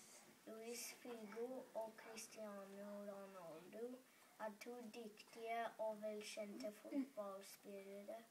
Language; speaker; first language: Norwegian; early bilingual, other home language; English